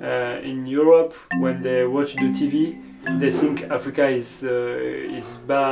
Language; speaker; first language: English; non-native, learner; French